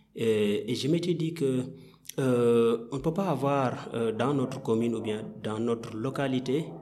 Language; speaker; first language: French; non-native, local second language; Wolof